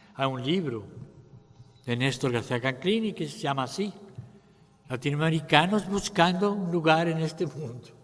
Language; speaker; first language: Portuguese; non-native, fluent; Spanish